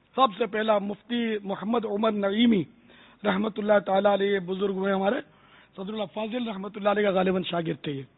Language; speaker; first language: Urdu; non-native, local second language; Memoni